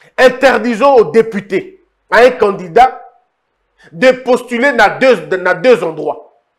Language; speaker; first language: French; non-native, local second language; Lingala